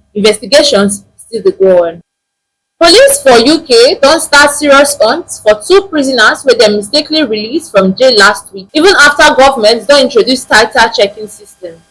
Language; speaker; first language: Nigerian Pidgin; native; Nigerian Pidgin